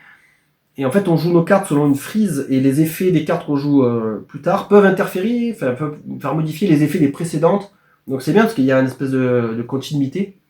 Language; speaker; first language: French; native; French